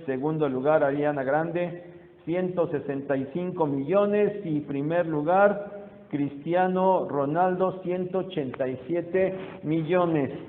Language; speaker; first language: Spanish; native; Spanish